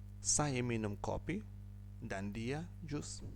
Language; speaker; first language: Indonesian; non-native, fluent; Ukrainian